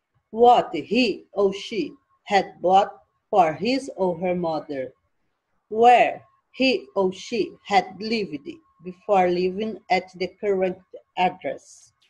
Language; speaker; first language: English; non-native, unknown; Portuguese